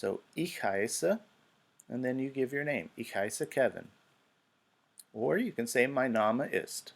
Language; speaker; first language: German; non-native, fluent; English